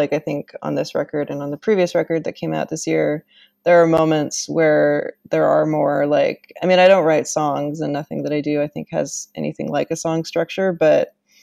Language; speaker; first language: English; native; English